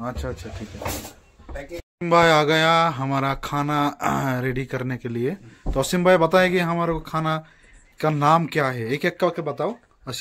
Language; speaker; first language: Hindi; non-native, local second language; Bangla